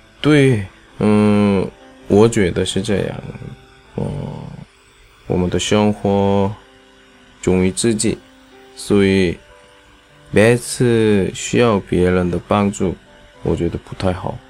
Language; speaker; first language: Chinese; non-native, learner; Korean